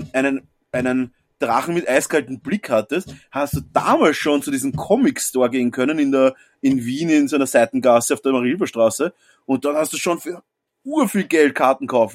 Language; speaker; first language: German; native; German